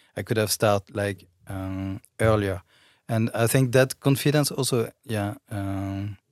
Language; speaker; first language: English; non-native, fluent; French